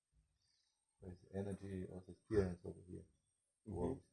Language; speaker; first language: English; non-native, learner; Spanish